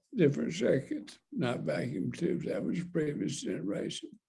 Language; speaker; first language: English; native; English